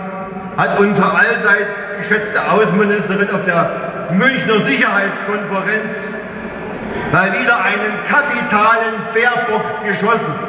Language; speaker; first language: German; native; German